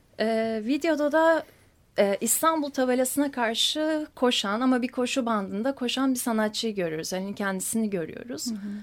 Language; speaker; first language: Turkish; native; Turkish